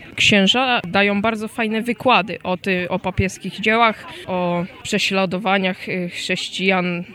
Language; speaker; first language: Polish; native; Polish